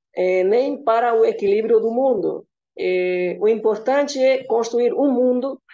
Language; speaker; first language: Portuguese; non-native, fluent; Hungarian